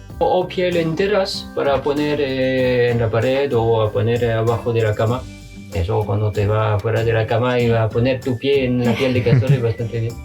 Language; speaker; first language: Spanish; non-native, fluent; French